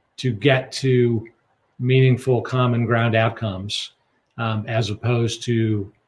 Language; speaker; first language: English; native; English